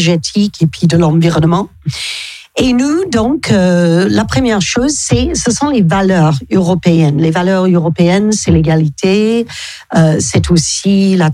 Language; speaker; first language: French; non-native, fluent; English